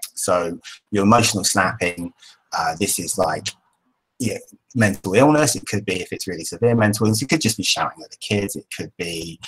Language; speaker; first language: English; native; English